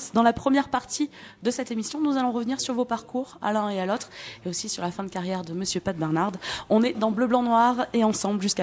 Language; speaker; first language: French; native; French